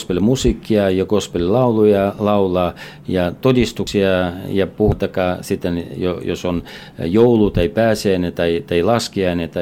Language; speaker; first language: Finnish; non-native, fluent; Russian